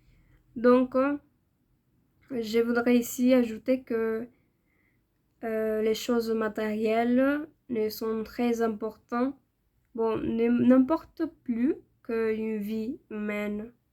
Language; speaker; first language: French; non-native, learner; Spanish